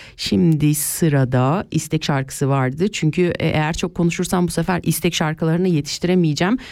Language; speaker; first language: Turkish; native; Turkish